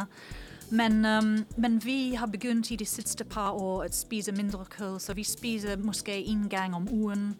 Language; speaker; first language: Danish; non-native, fluent; English